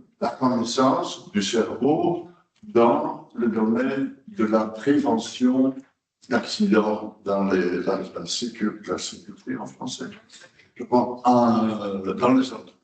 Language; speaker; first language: French; non-native, local second language; Dutch